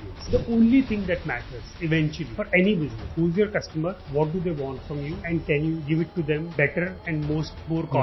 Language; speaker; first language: English; non-native, local second language; Punjabi